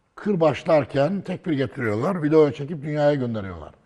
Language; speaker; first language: Turkish; native; Turkish